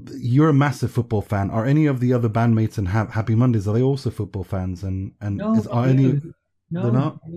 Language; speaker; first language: English; early bilingual, other home language; Persian